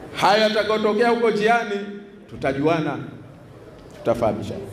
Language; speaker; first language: Swahili; native; Swahili